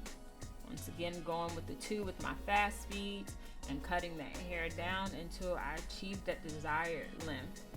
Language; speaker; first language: English; native; English